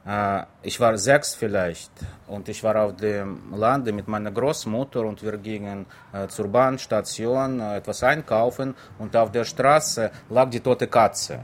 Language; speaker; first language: German; non-native, fluent; Russian